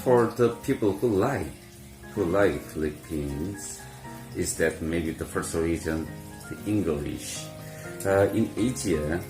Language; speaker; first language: English; non-native, fluent; Korean